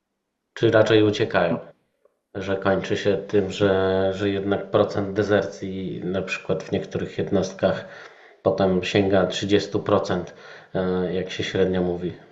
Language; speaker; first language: Polish; native; Polish